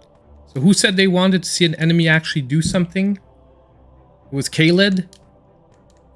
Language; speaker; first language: English; native; English